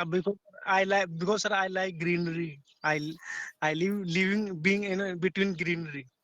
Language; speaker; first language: English; non-native, learner; Hindi